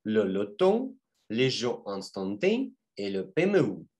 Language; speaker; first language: French; non-native, fluent; Russian